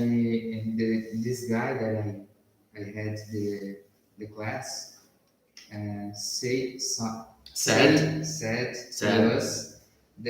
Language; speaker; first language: English; non-native, learner; Portuguese